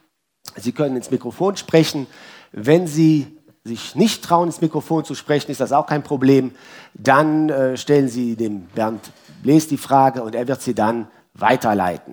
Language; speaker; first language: German; native; German